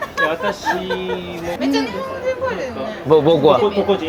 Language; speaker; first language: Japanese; non-native, learner; Korean